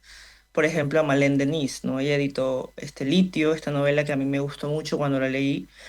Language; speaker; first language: Spanish; native; Spanish